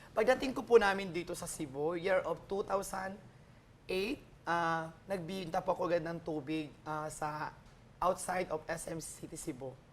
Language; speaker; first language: Filipino; non-native, local second language; Waray